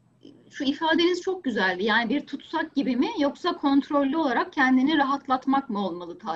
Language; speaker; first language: Turkish; native; Turkish